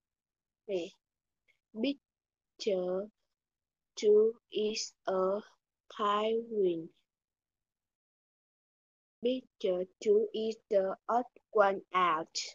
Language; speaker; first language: English; non-native, learner; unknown